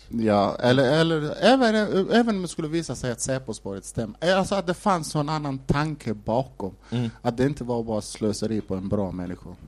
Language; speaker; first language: Swedish; non-native, fluent; Somali